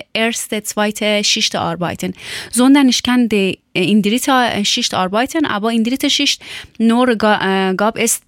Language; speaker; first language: German; non-native, fluent; Persian